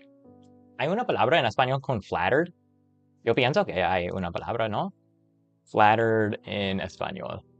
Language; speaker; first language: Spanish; non-native, learner; English